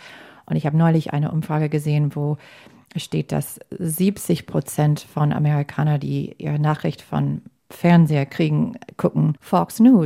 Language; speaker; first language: German; non-native, fluent; English